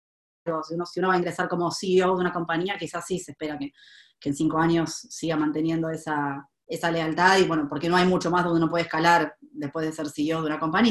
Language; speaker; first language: Spanish; native; Spanish